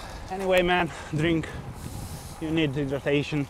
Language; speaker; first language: English; non-native, fluent; Italian